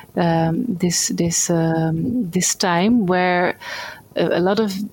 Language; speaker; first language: English; non-native, fluent; Dutch